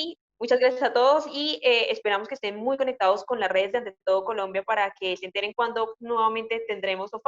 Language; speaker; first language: Spanish; native; Spanish